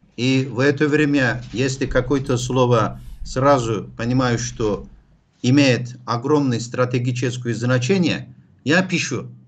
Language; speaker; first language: Russian; non-native, fluent; Turkish